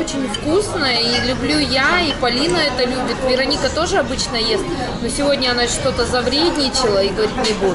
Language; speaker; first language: Russian; native; Russian